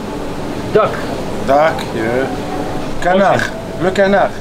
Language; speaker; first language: English; non-native, learner; Arabic